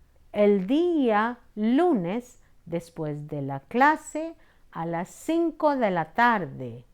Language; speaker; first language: Spanish; non-native, fluent; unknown